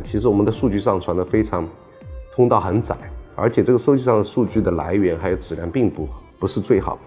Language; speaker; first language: Chinese; native; Chinese